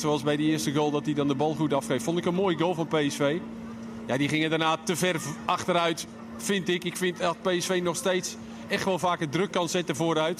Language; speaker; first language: Dutch; native; Dutch